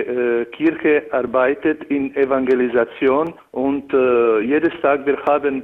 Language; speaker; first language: German; non-native, learner; Albanian